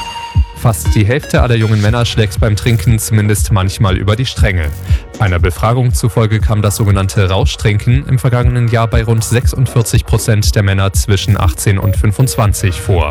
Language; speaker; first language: German; native; German